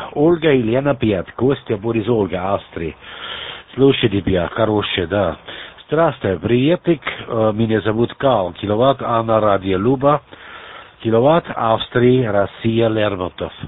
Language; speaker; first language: Russian; non-native, learner; German